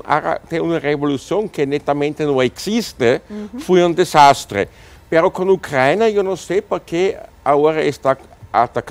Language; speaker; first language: Spanish; non-native, fluent; German